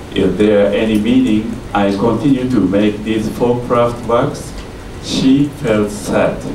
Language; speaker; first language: English; non-native, learner; Japanese